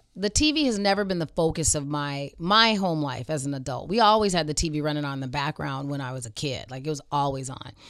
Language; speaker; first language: English; native; English